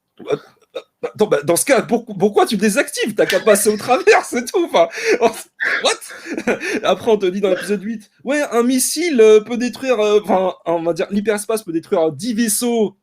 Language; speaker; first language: French; native; French